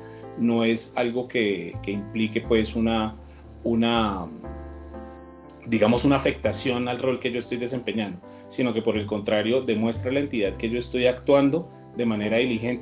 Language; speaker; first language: Spanish; native; Spanish